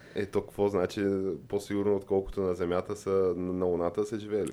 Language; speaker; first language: Bulgarian; native; Bulgarian